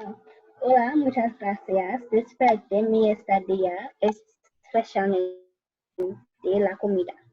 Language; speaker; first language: Spanish; non-native, learner; English